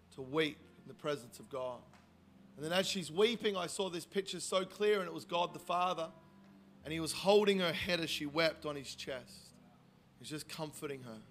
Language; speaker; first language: English; native; English